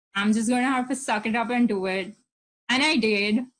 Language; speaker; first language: English; non-native, local second language; Hindi